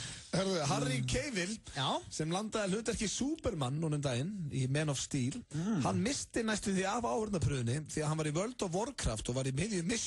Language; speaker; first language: Icelandic; native; Icelandic